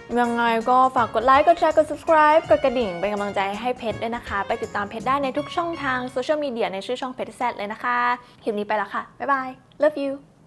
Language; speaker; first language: Thai; native; Thai